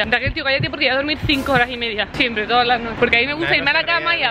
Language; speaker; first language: Spanish; native; Spanish